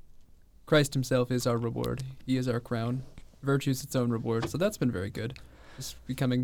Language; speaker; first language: English; native; English